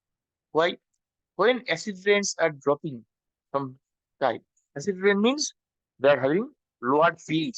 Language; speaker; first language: English; non-native, local second language; Bangla